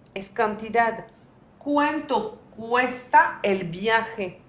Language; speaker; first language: Spanish; non-native, fluent; French